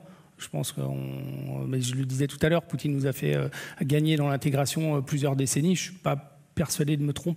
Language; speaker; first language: French; native; French